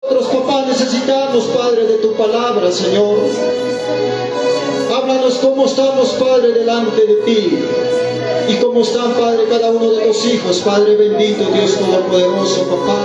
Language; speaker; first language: Spanish; non-native, local second language; Quechua